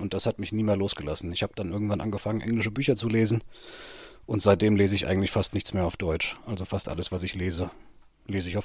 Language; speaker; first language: German; native; German